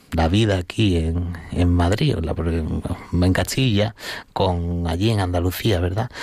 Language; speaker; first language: Spanish; native; Spanish